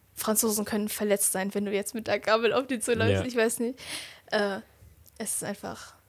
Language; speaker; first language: German; native; German